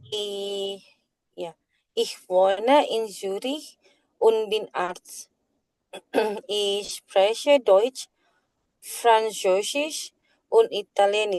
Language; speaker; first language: German; non-native, learner; Indonesian